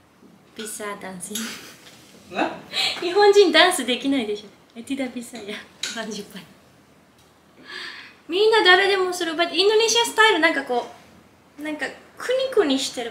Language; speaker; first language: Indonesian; non-native, learner; Japanese